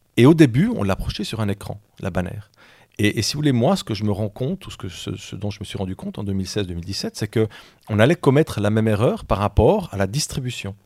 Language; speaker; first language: French; native; French